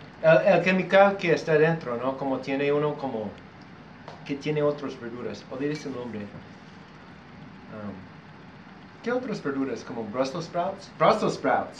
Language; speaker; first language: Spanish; non-native, learner; English